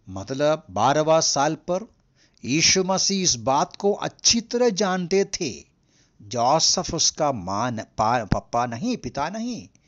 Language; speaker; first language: Hindi; non-native, local second language; Malayalam